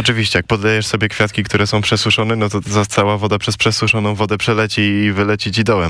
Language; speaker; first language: Polish; native; Polish